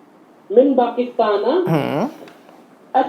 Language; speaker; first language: Arabic; non-native, learner; Urdu